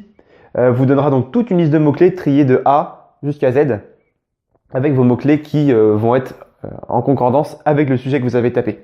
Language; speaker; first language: French; native; French